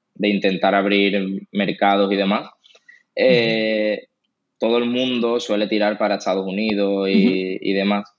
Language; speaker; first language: Spanish; native; Spanish